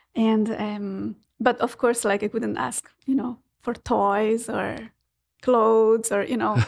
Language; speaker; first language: English; non-native, fluent; Portuguese